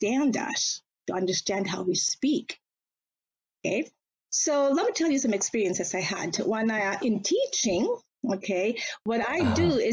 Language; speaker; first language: English; non-native, local second language; Filipino